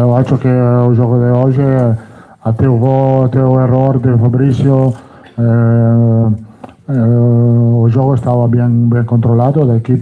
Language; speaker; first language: Portuguese; non-native, learner; Italian